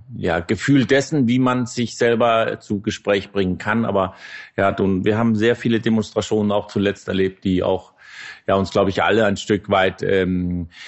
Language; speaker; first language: German; non-native, fluent; Danish